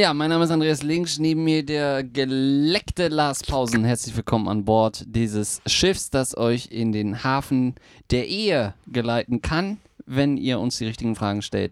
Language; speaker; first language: German; native; German